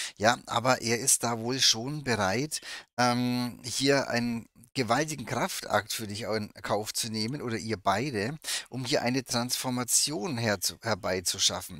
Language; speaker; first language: German; native; German